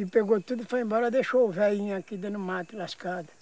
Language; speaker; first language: Portuguese; native; Portuguese